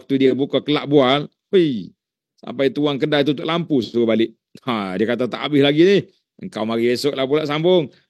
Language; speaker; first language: Malay; native; Malay